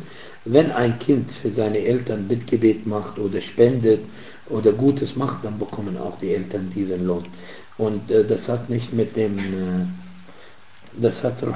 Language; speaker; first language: German; non-native, fluent; Arabic